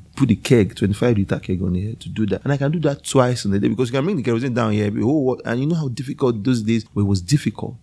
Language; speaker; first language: English; non-native, local second language; Yoruba